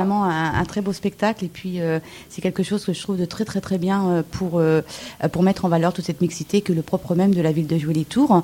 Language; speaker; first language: French; native; French